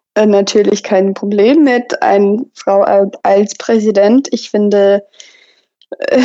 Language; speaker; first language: German; non-native, fluent; English